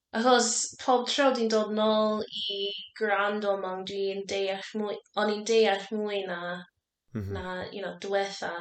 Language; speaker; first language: Welsh; non-native, learner; English